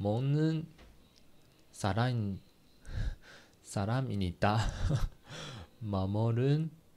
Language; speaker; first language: Korean; non-native, learner; Chinese